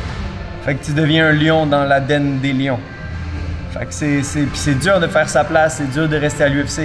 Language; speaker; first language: French; native; French